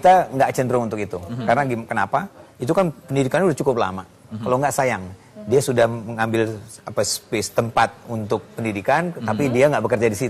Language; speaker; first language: Indonesian; native; Indonesian